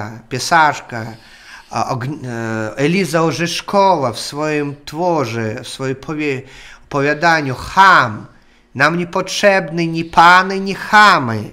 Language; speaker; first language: Polish; non-native, learner; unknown